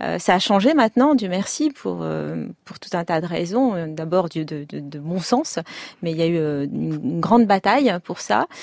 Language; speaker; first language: French; non-native, local second language; Arabic